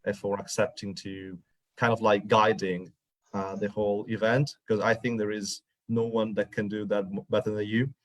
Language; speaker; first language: English; non-native, fluent; Italian